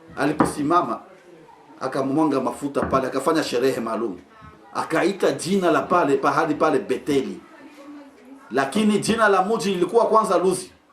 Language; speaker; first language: Swahili; native; Swahili